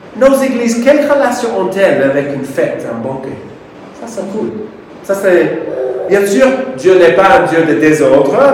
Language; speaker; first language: French; non-native, fluent; English